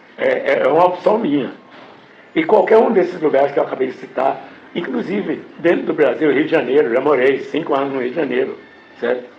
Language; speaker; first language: Portuguese; non-native, fluent; English